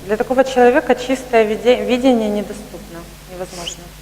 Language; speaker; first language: Russian; native; Russian